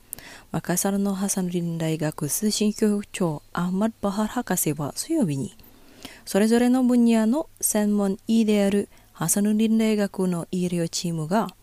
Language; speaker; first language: Japanese; non-native, fluent; Indonesian